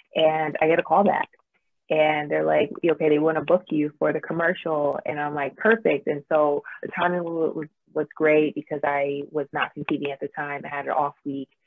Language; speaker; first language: English; native; English